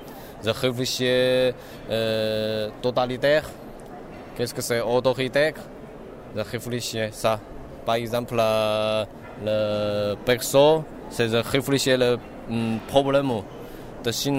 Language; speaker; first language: French; non-native, learner; Chinese